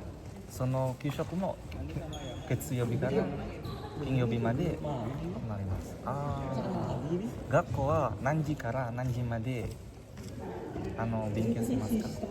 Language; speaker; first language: Japanese; non-native, learner; Indonesian